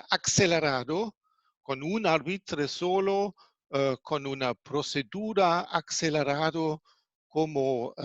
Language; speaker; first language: Spanish; non-native, fluent; German